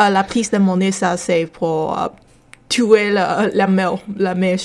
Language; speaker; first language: French; non-native, learner; Chinese